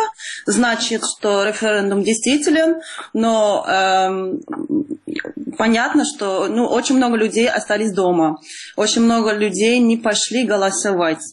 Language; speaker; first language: Russian; non-native, fluent; Dutch